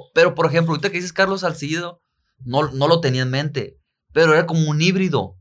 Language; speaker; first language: Spanish; native; Spanish